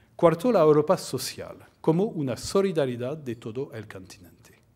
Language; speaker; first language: Spanish; non-native, fluent; French